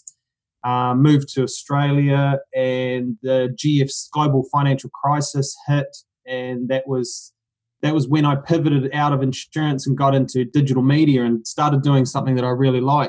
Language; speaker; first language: English; native; English